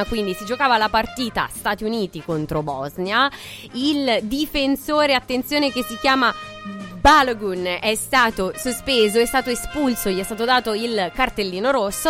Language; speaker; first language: Italian; native; Italian